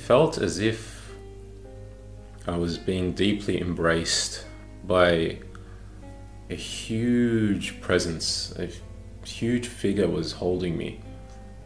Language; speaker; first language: English; native; English